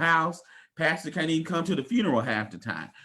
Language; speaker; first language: English; native; English